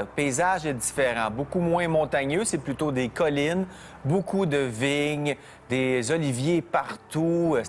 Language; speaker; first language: French; native; French